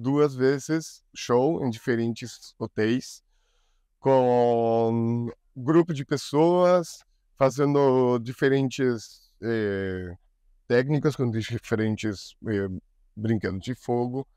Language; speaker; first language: Portuguese; non-native, learner; Spanish